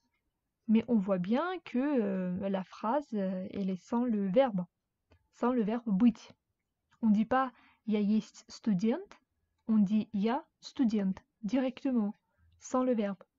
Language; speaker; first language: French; non-native, fluent; Russian